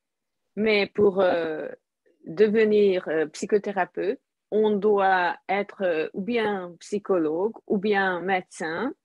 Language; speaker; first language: French; non-native, fluent; Hungarian